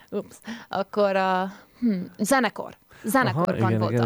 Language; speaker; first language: Hungarian; early bilingual, heritage; English